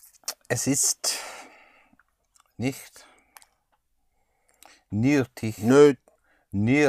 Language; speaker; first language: German; non-native, learner; English